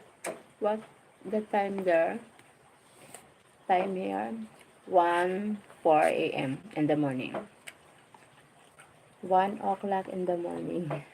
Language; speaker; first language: English; non-native, learner; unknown